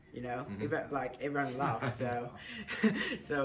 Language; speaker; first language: English; non-native, fluent; Japanese